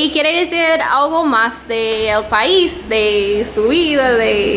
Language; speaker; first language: Spanish; non-native, learner; English